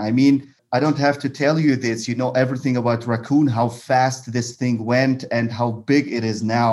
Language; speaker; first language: English; non-native, fluent; Arabic